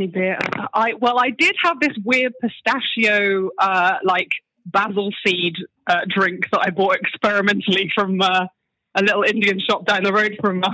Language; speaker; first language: English; native; English